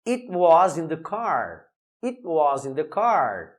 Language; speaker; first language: English; non-native, fluent; Portuguese